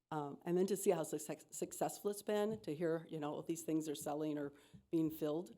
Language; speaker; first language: English; native; English